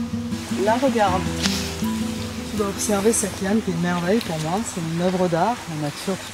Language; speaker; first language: French; native; French